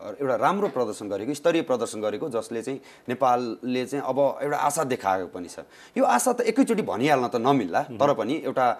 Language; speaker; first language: Nepali; native; Nepali